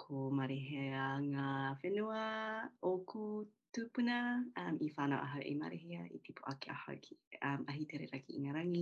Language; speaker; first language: English; native; English